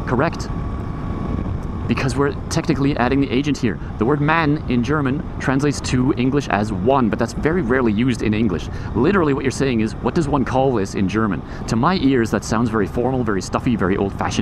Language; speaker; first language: English; native; English